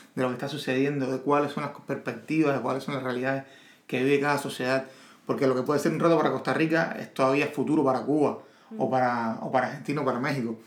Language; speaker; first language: Spanish; native; Spanish